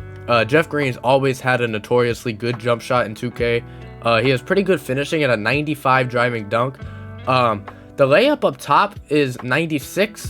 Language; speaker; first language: English; native; English